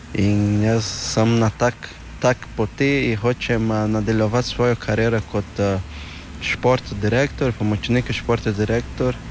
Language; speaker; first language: Slovenian; non-native, learner; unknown